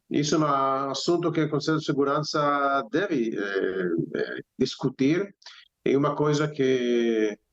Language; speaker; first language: Portuguese; non-native, fluent; Hebrew